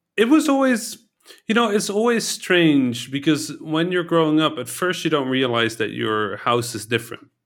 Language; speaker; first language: English; early bilingual, heritage; Dutch